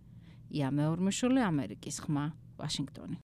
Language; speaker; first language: Georgian; native; Georgian